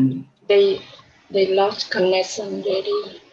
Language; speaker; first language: English; non-native, learner; Vietnamese